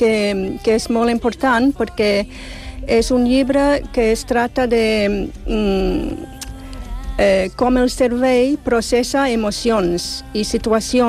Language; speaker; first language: Catalan; non-native, fluent; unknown